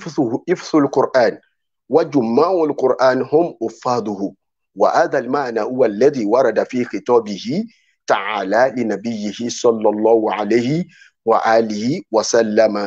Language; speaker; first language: Arabic; non-native, fluent; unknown